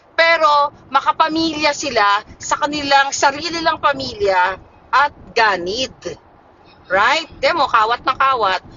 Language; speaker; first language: Filipino; non-native, local second language; Hiligaynon